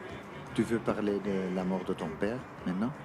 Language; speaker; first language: French; non-native, learner; Dutch